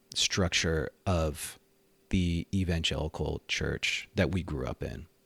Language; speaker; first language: English; native; English